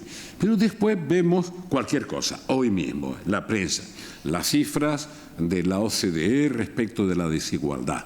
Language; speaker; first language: Spanish; native; Spanish